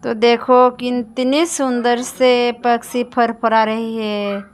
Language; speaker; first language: Hindi; non-native, local second language; Bangla